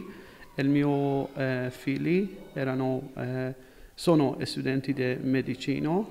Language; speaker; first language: Italian; non-native, learner; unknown